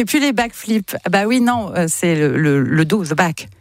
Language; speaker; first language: French; native; French